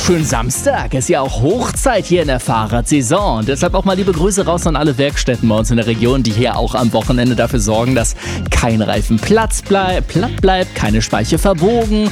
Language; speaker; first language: German; native; German